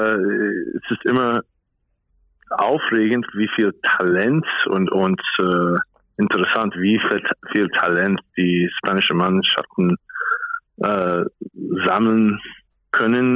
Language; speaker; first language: German; non-native, fluent; English